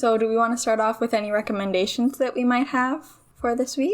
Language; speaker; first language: English; native; English